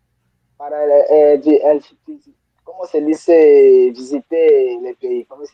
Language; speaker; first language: Spanish; non-native, learner; French